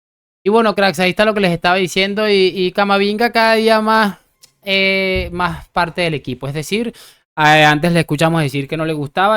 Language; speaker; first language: Spanish; native; Spanish